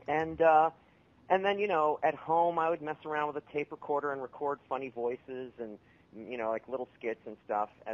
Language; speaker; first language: English; native; English